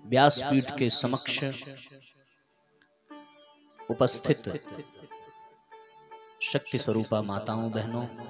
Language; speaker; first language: Hindi; native; Hindi